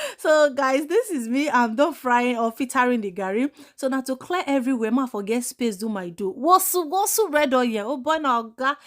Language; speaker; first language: Nigerian Pidgin; non-native, local second language; Igbo